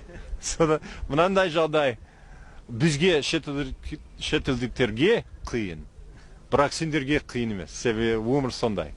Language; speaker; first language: Kazakh; non-native, fluent; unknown